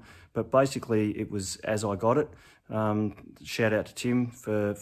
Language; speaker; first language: English; native; English